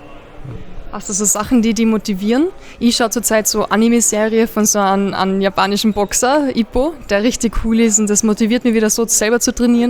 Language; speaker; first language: German; native; German